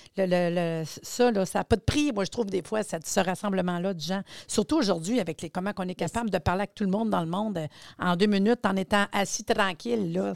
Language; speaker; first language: French; native; French